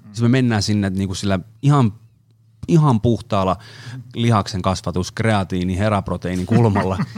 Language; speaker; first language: Finnish; native; Finnish